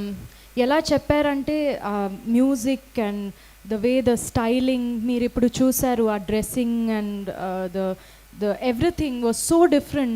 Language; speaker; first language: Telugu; non-native, fluent; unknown